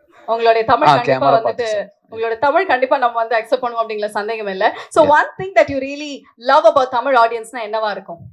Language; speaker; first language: Tamil; native; Tamil